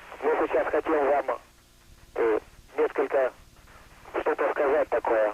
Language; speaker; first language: Russian; non-native, fluent; English